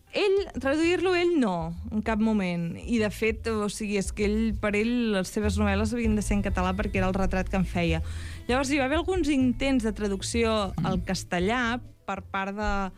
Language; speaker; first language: Catalan; native; Catalan